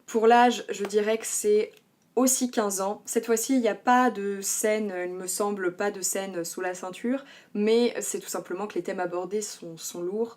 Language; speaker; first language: French; native; French